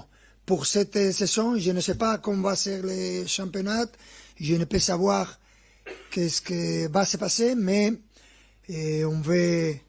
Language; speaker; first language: French; non-native, fluent; Spanish